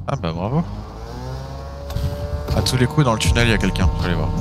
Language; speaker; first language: French; native; French